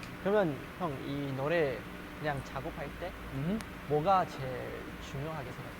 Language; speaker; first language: Korean; non-native, learner; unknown